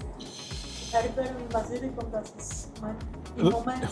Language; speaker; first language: German; non-native, learner; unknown